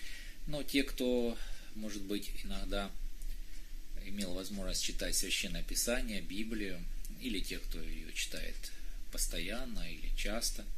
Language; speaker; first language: Russian; native; Russian